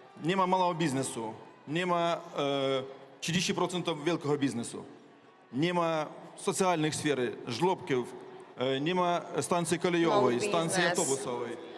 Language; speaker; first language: Polish; non-native, learner; Ukrainian